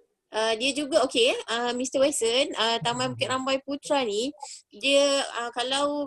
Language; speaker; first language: Malay; native; Malay